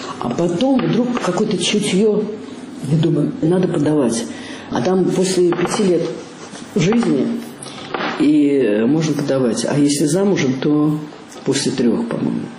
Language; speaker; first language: Russian; native; Russian